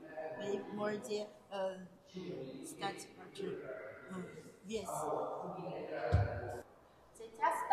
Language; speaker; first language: Russian; non-native, learner; Chinese